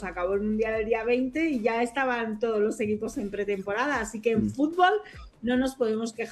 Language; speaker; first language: Spanish; native; Spanish